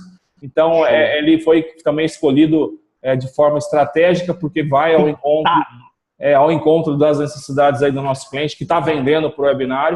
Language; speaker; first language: Portuguese; native; Portuguese